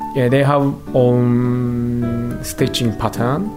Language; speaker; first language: English; non-native, learner; Japanese